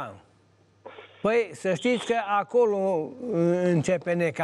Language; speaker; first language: Romanian; native; Romanian